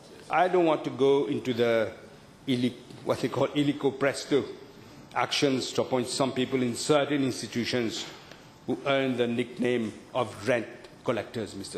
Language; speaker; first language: English; non-native, local second language; Morisyen